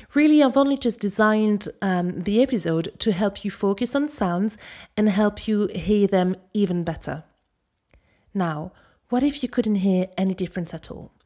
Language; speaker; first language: English; non-native, fluent; French